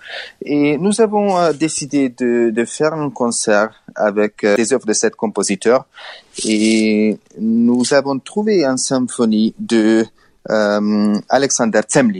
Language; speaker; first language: French; non-native, learner; Hungarian